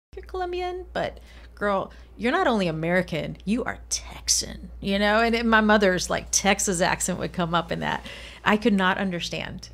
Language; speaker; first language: English; non-native, fluent; Spanish